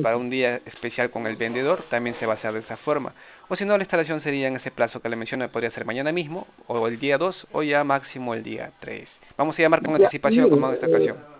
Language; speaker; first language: Spanish; native; Spanish